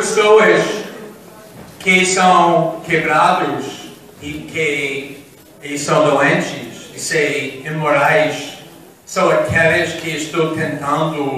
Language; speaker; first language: Portuguese; non-native, fluent; English